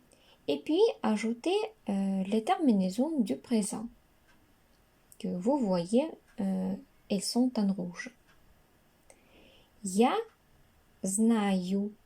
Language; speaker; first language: French; non-native, fluent; Russian